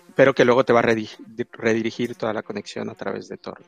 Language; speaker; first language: Spanish; native; Spanish